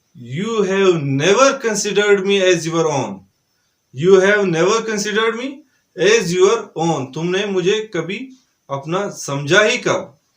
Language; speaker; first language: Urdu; non-native, local second language; Pashto